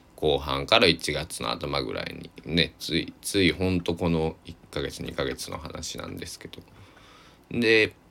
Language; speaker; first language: Japanese; native; Japanese